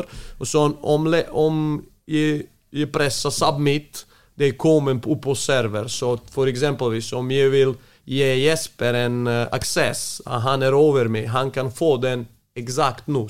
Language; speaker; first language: Swedish; non-native, fluent; Serbian